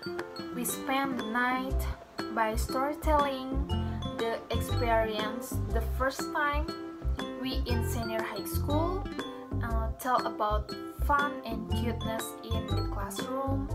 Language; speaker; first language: English; non-native, learner; Indonesian